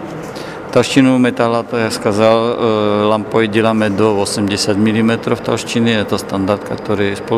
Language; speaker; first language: Russian; non-native, learner; Slovak